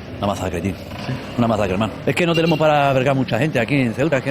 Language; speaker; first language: Spanish; native; Spanish